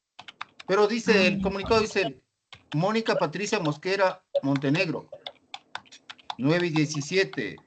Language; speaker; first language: Spanish; native; Spanish